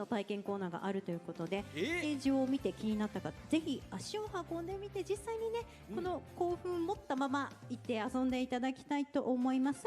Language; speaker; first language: Japanese; native; Japanese